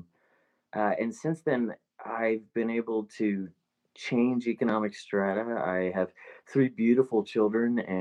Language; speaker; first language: English; native; English